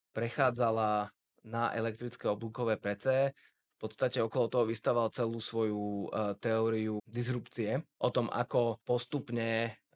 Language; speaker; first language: Slovak; native; Slovak